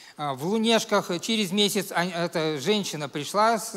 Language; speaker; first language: Russian; native; Russian